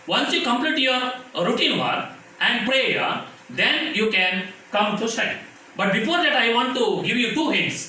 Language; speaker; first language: English; non-native, local second language; Kannada